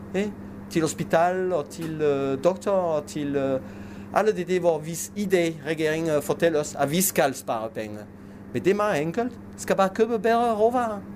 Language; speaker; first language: Danish; non-native, fluent; French